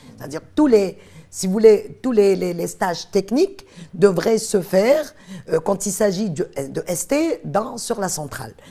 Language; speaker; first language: French; non-native, local second language; Arabic